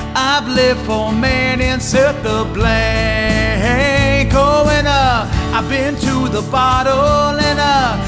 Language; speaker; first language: English; native; English